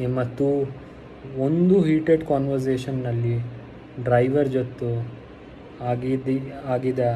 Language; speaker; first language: Kannada; non-native, learner; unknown